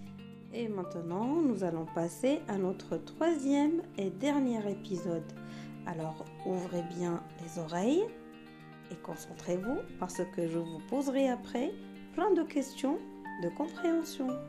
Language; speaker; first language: French; non-native, local second language; Arabic